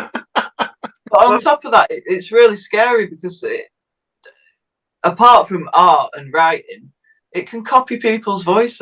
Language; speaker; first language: English; native; English